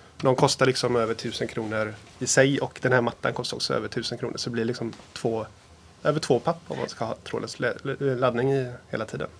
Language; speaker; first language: Swedish; native; Swedish